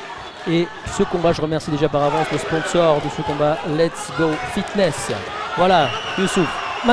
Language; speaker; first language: French; native; French